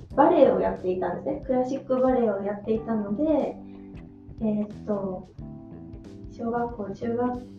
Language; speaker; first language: Japanese; native; Japanese